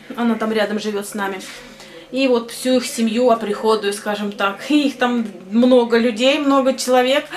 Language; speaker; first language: Russian; native; Russian